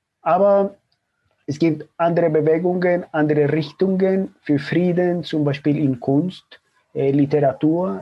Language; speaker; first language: German; non-native, fluent; Spanish